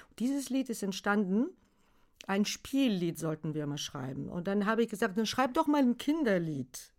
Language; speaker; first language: German; non-native, fluent; Bulgarian